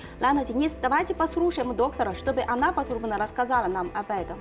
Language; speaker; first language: Russian; non-native, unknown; Chinese